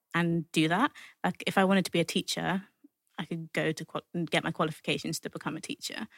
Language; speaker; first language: English; native; English